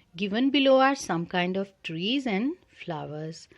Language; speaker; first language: English; non-native, local second language; Punjabi